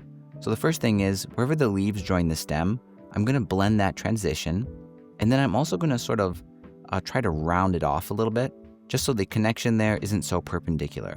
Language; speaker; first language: English; native; English